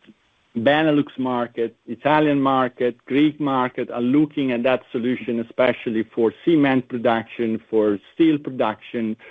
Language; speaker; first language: English; non-native, fluent; Italian